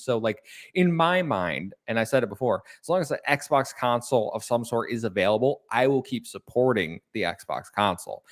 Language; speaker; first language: English; native; English